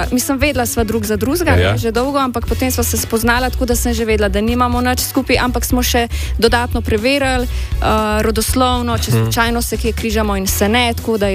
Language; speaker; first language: Slovenian; native; Slovenian